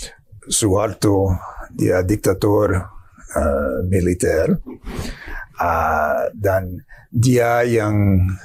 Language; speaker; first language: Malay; non-native, fluent; English